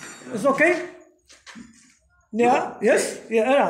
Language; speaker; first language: English; non-native, learner; Polish